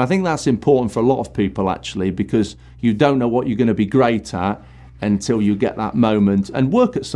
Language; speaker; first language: English; native; English